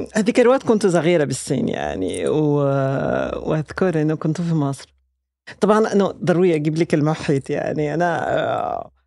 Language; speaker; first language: Arabic; non-native, fluent; French